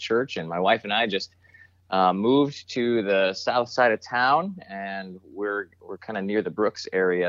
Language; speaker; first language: English; native; English